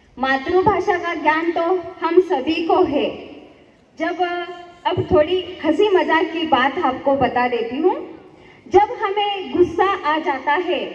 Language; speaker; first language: Hindi; non-native, local second language; Marathi